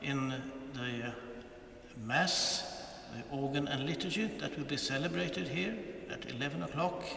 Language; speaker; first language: English; non-native, fluent; Swedish